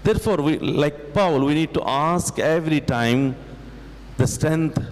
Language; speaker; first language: English; non-native, local second language; Telugu